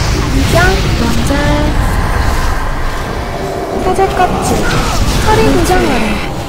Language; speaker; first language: Korean; native; Korean